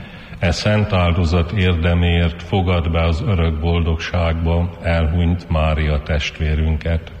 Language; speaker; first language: Hungarian; native; Hungarian